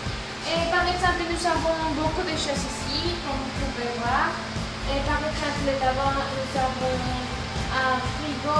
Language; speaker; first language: French; non-native, learner; Spanish